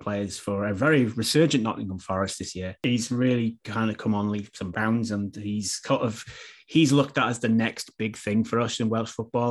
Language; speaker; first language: English; native; English